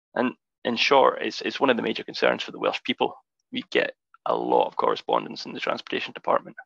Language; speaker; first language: English; native; English